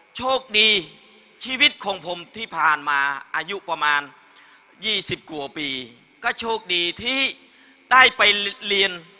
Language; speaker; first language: Thai; non-native, learner; Khmer